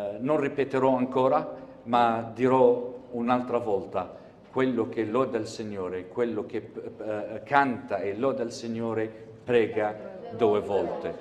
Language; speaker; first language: Italian; non-native, fluent; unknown